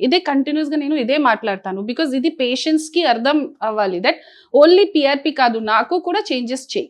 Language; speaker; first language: Telugu; non-native, local second language; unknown